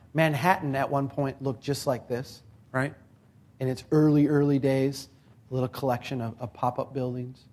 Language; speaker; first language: English; native; English